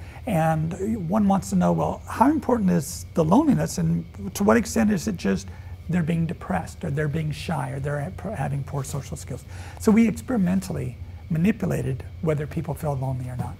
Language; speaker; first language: English; native; English